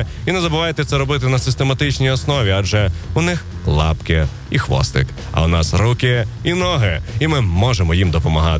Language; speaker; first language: Ukrainian; native; Ukrainian